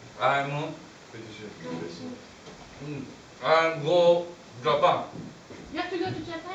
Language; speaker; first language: English; non-native, learner; Japanese